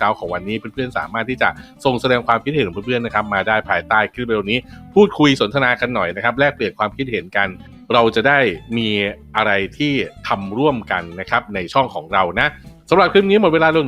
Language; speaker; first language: Thai; native; Thai